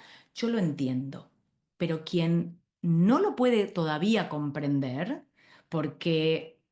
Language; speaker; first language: Spanish; native; Spanish